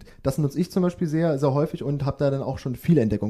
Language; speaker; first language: German; native; German